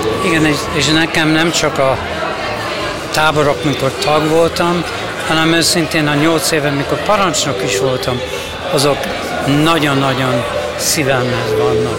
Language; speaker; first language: Hungarian; early bilingual, heritage; Hungarian